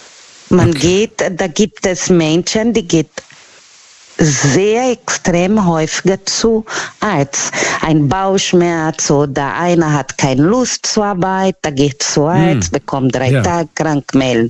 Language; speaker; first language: German; non-native, fluent; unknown